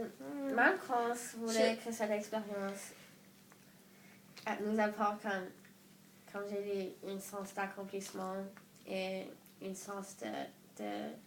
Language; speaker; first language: French; non-native, learner; English